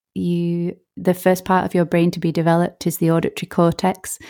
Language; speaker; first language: English; native; English